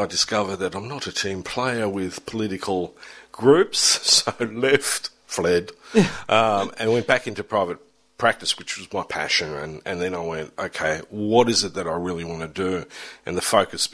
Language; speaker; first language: English; early bilingual, other home language; German